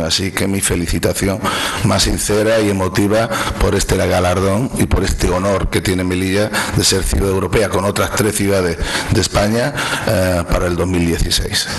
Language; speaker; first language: Spanish; native; Spanish